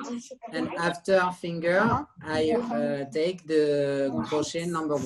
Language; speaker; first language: English; non-native, learner; French